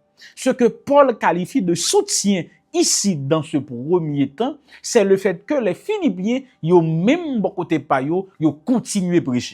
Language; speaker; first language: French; non-native, local second language; Haitian Creole